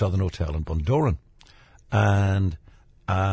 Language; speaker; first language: English; native; English